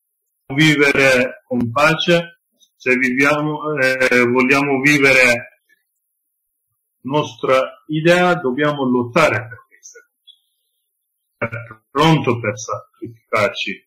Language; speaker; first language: Italian; non-native, learner; Kurdish